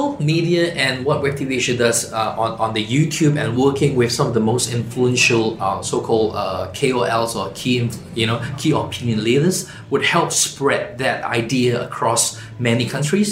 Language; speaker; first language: English; non-native, local second language; Chinese